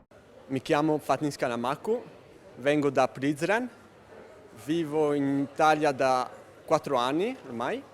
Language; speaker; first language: Italian; non-native, fluent; Albanian